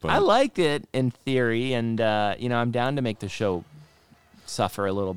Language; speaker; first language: English; native; English